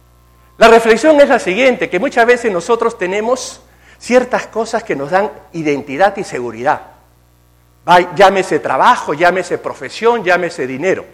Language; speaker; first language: Spanish; native; Spanish